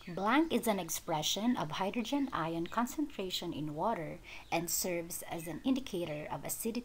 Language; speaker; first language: English; non-native, local second language; Filipino